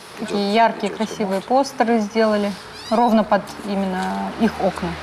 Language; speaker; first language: Russian; native; Russian